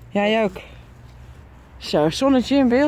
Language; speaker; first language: Dutch; native; Dutch